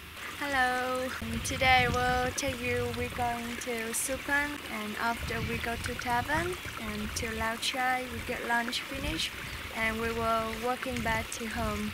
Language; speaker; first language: English; non-native, learner; Hmong